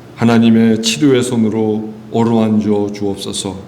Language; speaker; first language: Korean; native; Korean